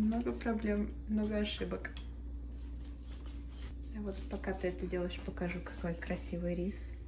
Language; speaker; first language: Russian; early bilingual, heritage; Russian